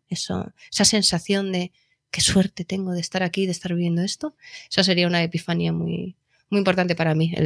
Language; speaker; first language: Spanish; native; Spanish